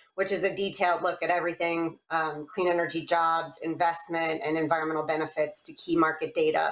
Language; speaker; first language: English; native; English